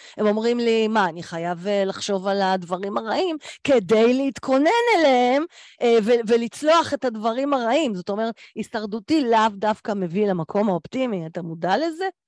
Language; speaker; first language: Hebrew; native; Hebrew